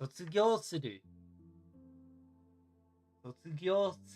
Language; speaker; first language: Japanese; non-native, learner; English